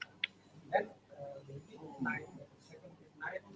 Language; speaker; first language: English; non-native, learner; Indonesian